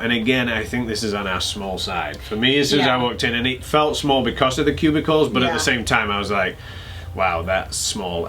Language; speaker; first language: English; native; English